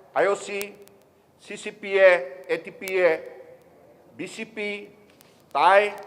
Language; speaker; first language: English; non-native, local second language; Assamese